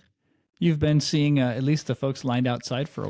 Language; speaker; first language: English; native; English